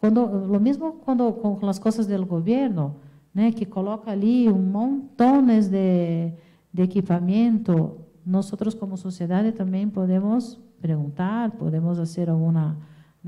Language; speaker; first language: Spanish; non-native, fluent; Portuguese